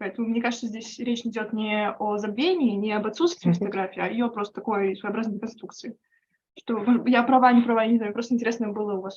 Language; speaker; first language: Russian; native; Russian